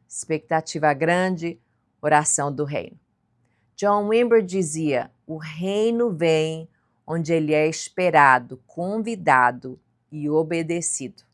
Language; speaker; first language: Portuguese; native; Portuguese